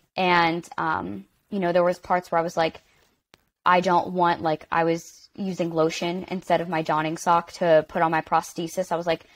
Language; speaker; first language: English; native; English